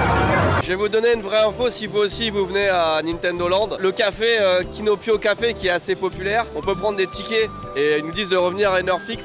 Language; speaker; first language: French; native; French